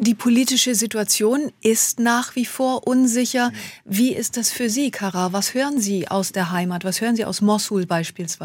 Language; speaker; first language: German; native; German